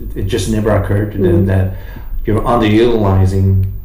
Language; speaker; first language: English; early bilingual, other home language; Japanese